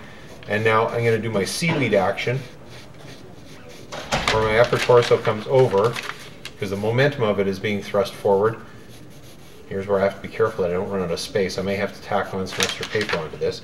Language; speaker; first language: English; native; English